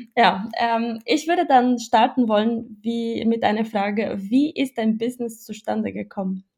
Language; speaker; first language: German; non-native, fluent; Portuguese